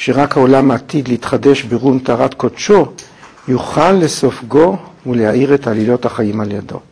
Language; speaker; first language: Hebrew; native; Hebrew